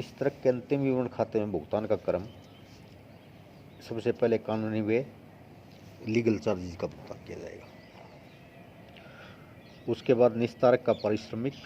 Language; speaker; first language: Hindi; native; Hindi